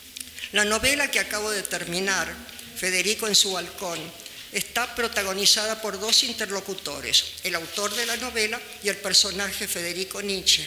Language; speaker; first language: Spanish; native; Spanish